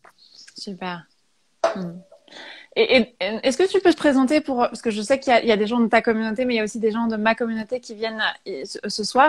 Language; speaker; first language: French; native; French